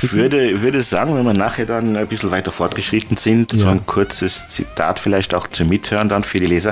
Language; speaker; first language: German; non-native, fluent; Luxembourgish